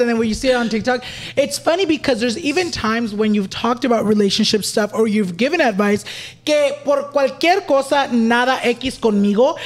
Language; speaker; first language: English; early bilingual, other home language; Spanish